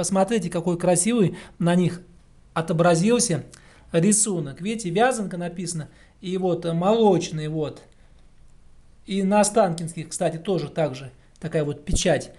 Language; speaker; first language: Russian; native; Russian